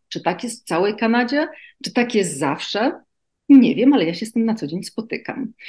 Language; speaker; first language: Polish; native; Polish